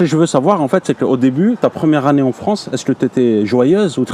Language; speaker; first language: French; native; French